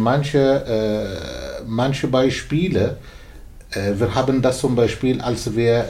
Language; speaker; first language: German; non-native, learner; Arabic